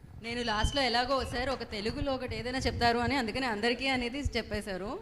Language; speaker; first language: Telugu; native; Telugu